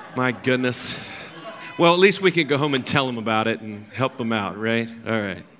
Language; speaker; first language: English; native; English